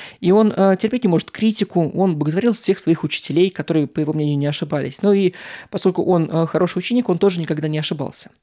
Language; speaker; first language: Russian; native; Russian